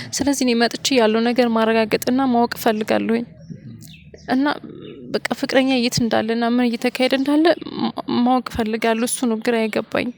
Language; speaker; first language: Amharic; native; Amharic